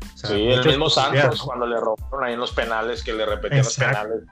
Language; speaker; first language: Spanish; native; Spanish